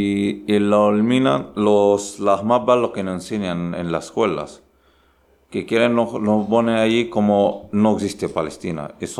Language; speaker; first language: Spanish; non-native, learner; Arabic